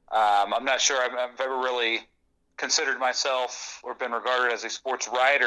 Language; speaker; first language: English; native; English